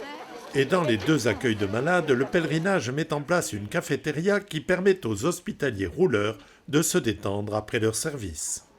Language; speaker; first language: French; native; French